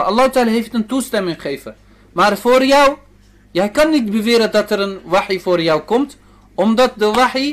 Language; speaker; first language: Dutch; early bilingual, other home language; Turkish